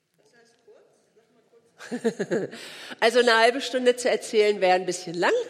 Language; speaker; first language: German; native; German